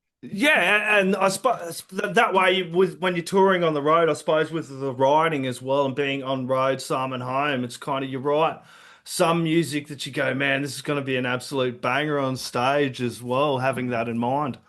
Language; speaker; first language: English; native; English